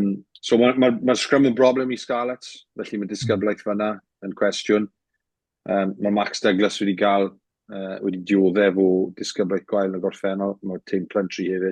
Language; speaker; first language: Welsh; native; Welsh